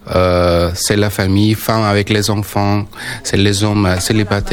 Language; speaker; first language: French; non-native, learner; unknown